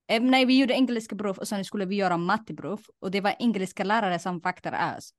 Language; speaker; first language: Swedish; non-native, fluent; Somali